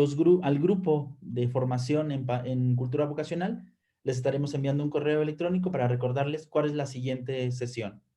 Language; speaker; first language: Spanish; native; Spanish